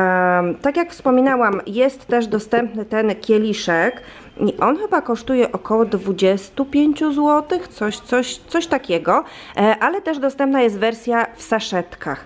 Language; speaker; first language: Polish; native; Polish